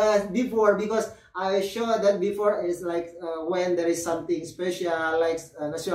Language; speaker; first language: English; non-native, learner; Indonesian